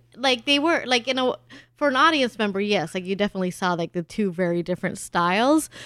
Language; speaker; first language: English; early bilingual, other home language; German